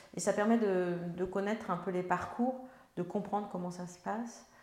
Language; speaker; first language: French; native; French